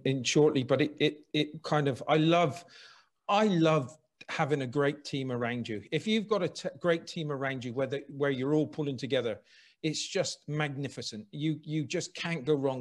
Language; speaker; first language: English; native; English